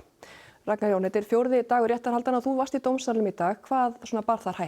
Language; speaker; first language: Icelandic; native; Icelandic